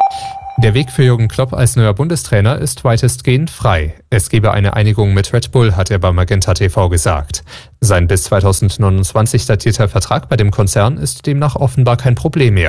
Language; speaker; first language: German; native; German